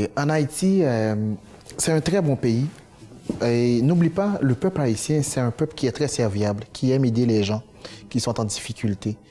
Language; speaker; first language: French; non-native, local second language; Haitian Creole